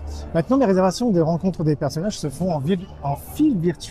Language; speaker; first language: French; native; French